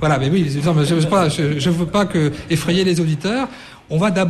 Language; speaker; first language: French; native; French